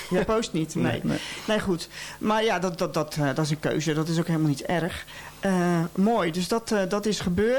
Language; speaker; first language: Dutch; native; Dutch